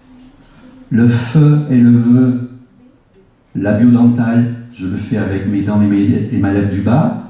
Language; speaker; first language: French; native; French